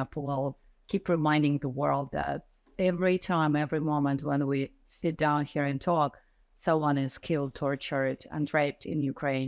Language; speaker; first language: English; non-native, fluent; Ukrainian